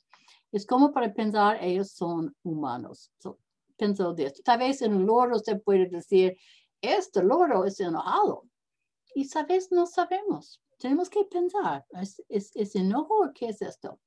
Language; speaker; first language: Spanish; non-native, learner; English